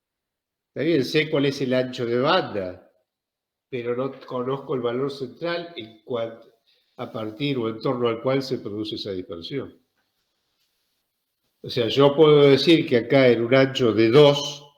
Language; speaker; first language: Spanish; native; Spanish